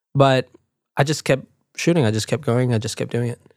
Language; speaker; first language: English; early bilingual, other home language; Spanish